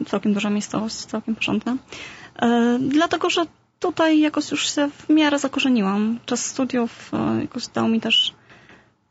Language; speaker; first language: Polish; native; Polish